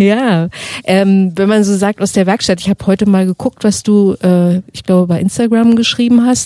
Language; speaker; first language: German; native; German